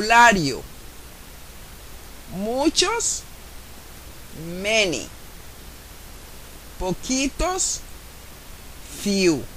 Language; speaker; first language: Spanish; non-native, fluent; English